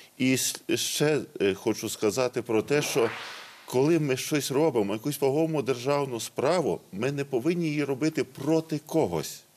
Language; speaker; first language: Ukrainian; native; Ukrainian